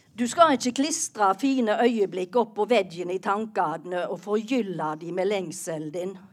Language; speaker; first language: Norwegian; native; Norwegian